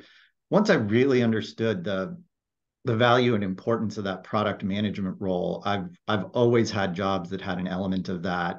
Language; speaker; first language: English; native; English